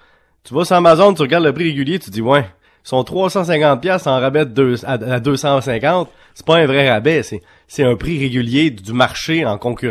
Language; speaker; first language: French; native; French